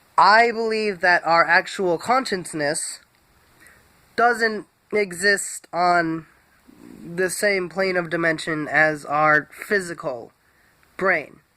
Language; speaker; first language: English; native; English